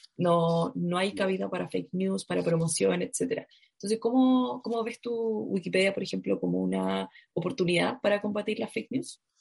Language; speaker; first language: Spanish; native; Spanish